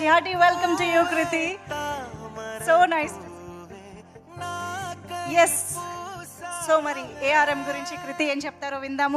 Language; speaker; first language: Telugu; native; Telugu